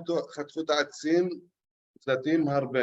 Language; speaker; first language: Hebrew; non-native, local second language; Arabic